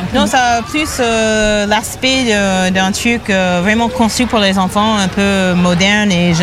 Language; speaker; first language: French; non-native, fluent; English